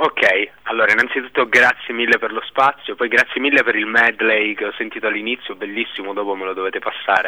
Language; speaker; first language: Italian; native; Italian